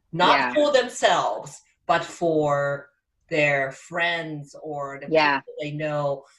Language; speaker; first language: English; non-native, fluent; Japanese